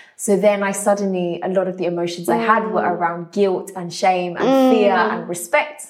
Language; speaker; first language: English; native; English